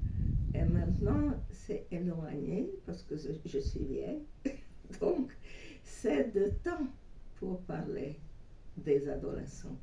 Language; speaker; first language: French; non-native, fluent; Hungarian